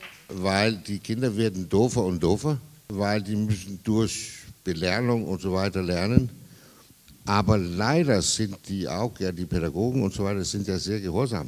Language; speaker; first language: German; non-native, fluent; Danish